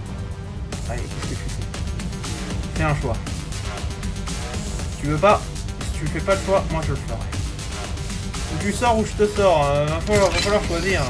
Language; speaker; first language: French; native; French